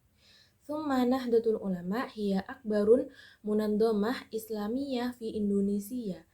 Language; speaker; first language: Arabic; non-native, learner; Indonesian